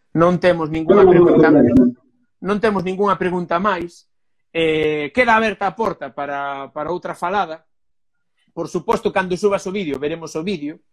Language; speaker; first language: Galician; native; Galician